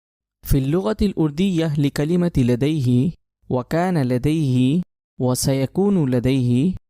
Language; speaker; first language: Arabic; non-native, fluent; Urdu